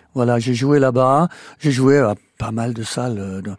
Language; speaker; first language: French; non-native, fluent; English